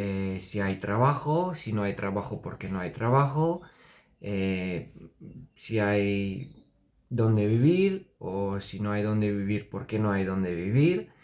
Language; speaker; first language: Spanish; non-native, fluent; Romanian